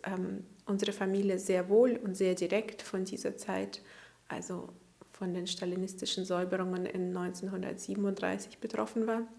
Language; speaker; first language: German; early bilingual, other home language; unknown